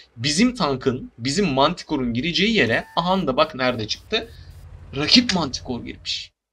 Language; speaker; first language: Turkish; native; Turkish